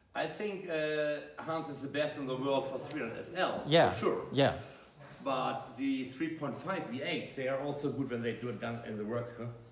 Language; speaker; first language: English; non-native, fluent; German